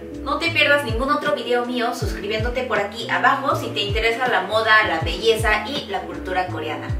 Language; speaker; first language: Spanish; non-native, fluent; Korean